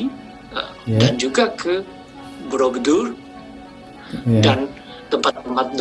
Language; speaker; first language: Indonesian; non-native, fluent; Japanese